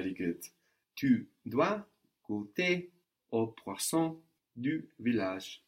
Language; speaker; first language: French; non-native, fluent; English